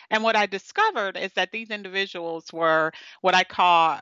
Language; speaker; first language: English; native; English